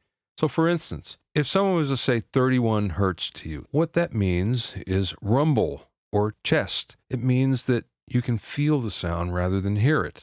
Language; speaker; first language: English; native; English